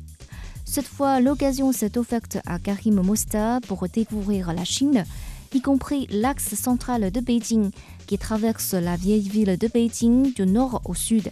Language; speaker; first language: French; non-native, fluent; Chinese